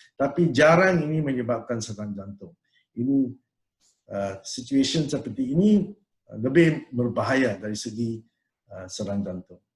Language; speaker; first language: Malay; non-native, local second language; Tamil